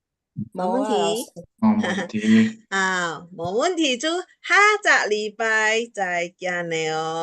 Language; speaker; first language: Chinese; non-native, local second language; Hakka Chinese